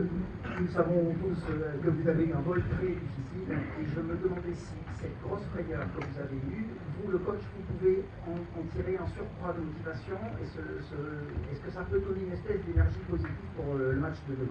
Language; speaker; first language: French; native; French